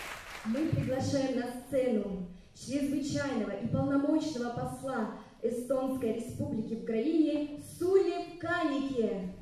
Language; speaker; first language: Russian; native; Russian